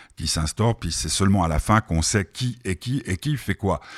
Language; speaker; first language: French; native; French